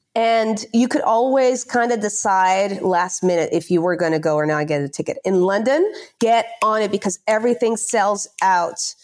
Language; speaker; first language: English; non-native, fluent; Dutch